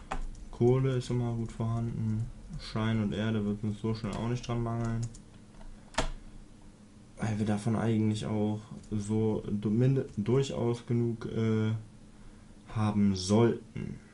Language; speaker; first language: German; native; German